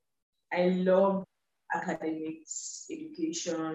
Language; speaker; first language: English; non-native, local second language; Igbo